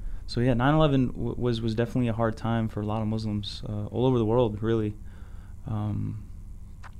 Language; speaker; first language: English; native; English